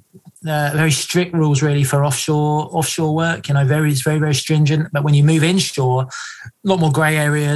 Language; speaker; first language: English; native; English